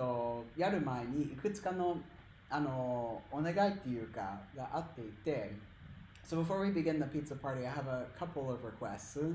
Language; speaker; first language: Japanese; non-native, fluent; English